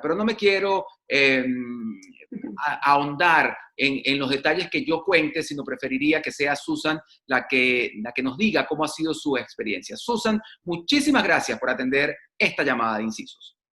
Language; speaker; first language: Spanish; native; Spanish